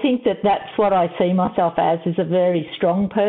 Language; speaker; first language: English; native; English